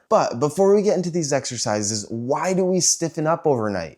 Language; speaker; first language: English; native; English